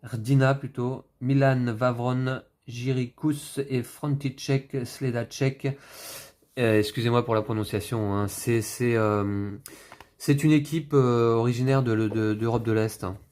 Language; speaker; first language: French; native; French